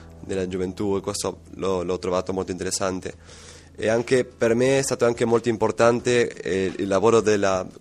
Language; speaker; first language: Italian; non-native, learner; Spanish